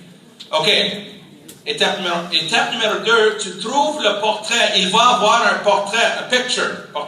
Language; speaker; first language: French; non-native, fluent; English